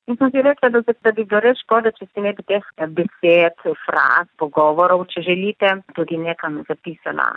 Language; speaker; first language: Slovenian; native; Slovenian